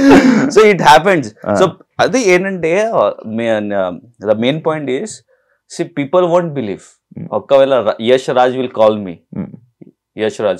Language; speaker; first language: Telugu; non-native, learner; Hindi